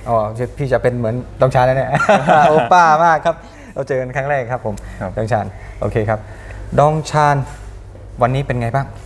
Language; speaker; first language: Thai; native; Thai